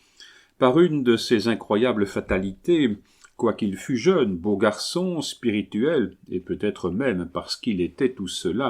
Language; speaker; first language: French; native; French